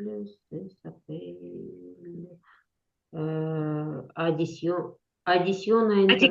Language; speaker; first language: French; non-native, learner; Ukrainian